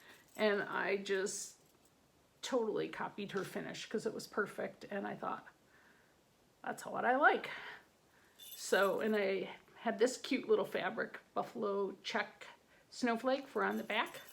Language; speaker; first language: English; native; English